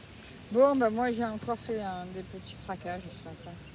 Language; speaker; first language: French; native; French